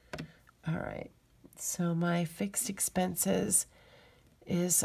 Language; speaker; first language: English; native; English